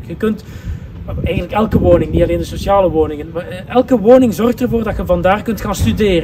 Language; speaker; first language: Dutch; native; Dutch